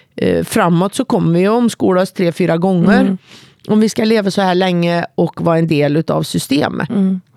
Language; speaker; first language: Swedish; native; Swedish